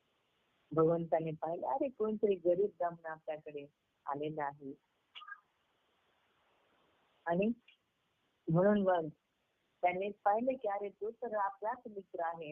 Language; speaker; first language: Marathi; native; Marathi